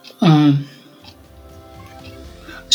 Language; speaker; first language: Japanese; non-native, learner; English